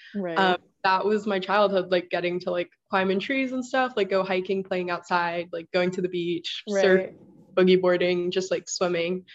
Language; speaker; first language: English; native; English